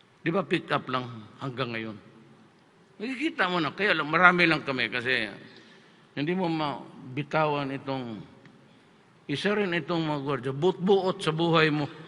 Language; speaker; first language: Filipino; non-native, local second language; Cebuano